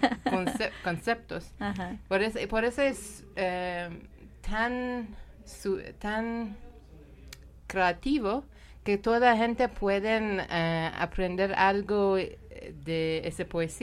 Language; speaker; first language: Spanish; non-native, learner; Persian